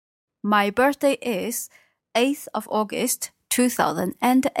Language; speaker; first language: English; non-native, fluent; Chinese